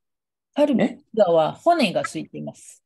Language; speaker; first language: Japanese; non-native, fluent; Indonesian